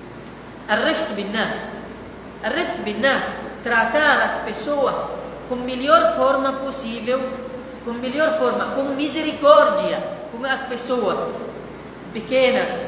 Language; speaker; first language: Portuguese; non-native, fluent; Arabic